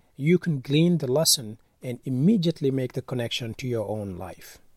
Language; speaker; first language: English; non-native, fluent; Wolof